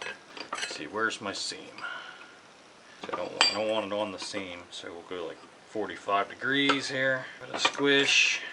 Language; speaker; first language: English; native; English